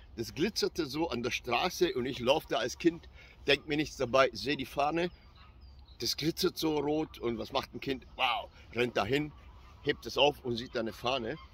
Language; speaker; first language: German; early bilingual, other home language; Albanian